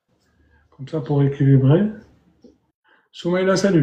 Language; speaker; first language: French; native; French